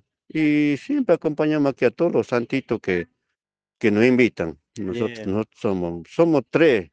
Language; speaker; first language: Spanish; native; Spanish